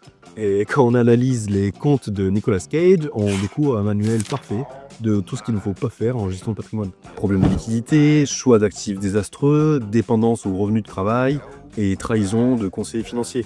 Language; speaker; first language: French; native; French